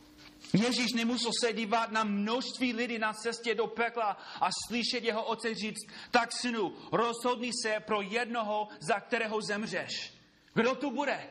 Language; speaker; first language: Czech; non-native, fluent; English